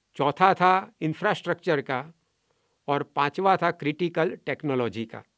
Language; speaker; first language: Hindi; non-native, local second language; Gujarati